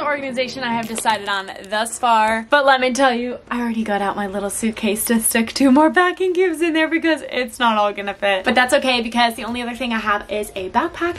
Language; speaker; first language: English; native; English